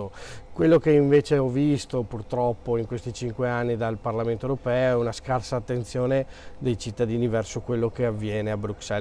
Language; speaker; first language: Italian; native; Italian